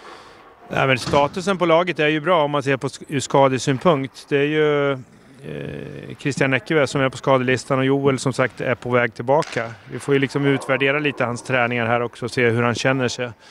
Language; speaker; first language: Swedish; native; Swedish